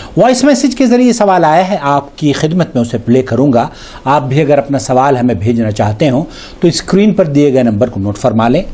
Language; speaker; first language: Urdu; native; Urdu